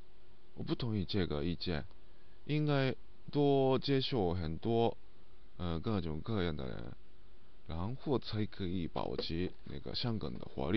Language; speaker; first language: Chinese; non-native, learner; Japanese